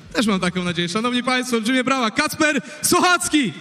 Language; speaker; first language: Polish; native; Polish